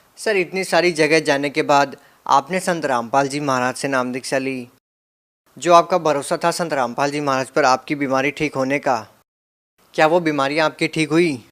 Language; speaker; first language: Hindi; native; Hindi